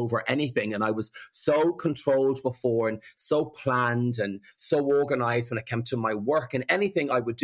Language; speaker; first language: English; native; English